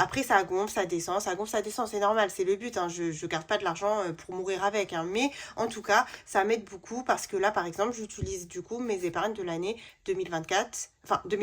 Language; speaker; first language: French; native; French